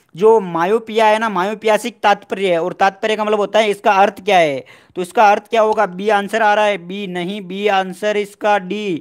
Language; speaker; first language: Hindi; native; Hindi